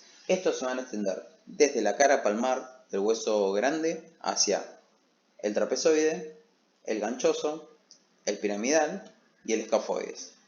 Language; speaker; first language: Spanish; native; Spanish